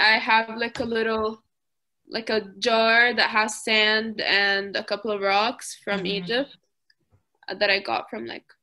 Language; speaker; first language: English; early bilingual, other home language; Arabic